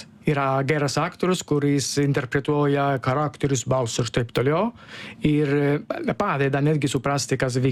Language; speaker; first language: Lithuanian; non-native, learner; Italian